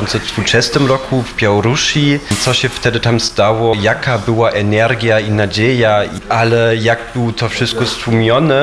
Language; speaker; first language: Polish; non-native, fluent; German